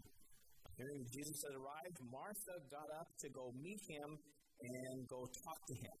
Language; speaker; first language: English; native; English